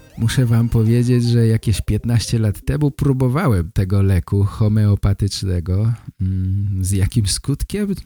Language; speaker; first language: Polish; native; Polish